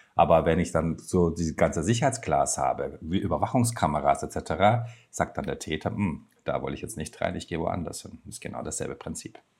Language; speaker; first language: German; non-native, fluent; Turkish